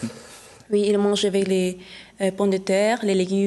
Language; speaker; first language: French; non-native, learner; Spanish